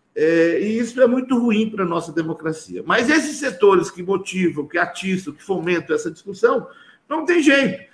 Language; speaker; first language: Portuguese; native; Portuguese